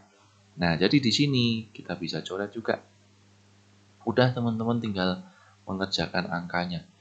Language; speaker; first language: Indonesian; native; Indonesian